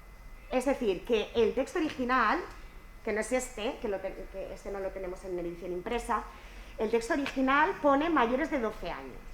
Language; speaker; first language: Spanish; native; Spanish